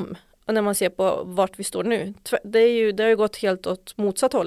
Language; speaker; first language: Swedish; native; Swedish